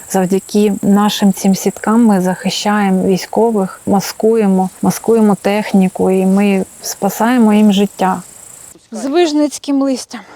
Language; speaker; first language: Ukrainian; non-native, local second language; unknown